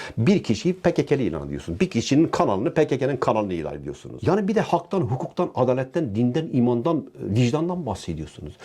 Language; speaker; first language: Turkish; non-native, local second language; Kurdish